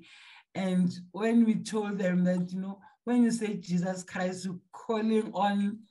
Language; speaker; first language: English; non-native, local second language; Tsonga